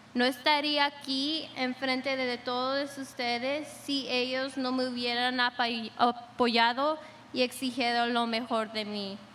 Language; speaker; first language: Spanish; early bilingual, heritage; Spanish